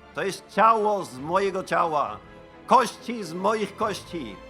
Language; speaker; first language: Polish; non-native, fluent; Dutch